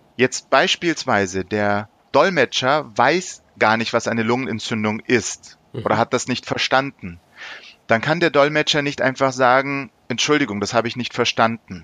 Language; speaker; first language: German; early bilingual, other home language; Turkish